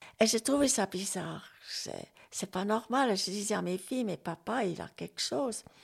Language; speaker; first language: French; non-native, local second language; Swiss German